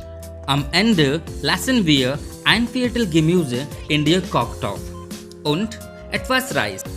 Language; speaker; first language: German; non-native, fluent; Hindi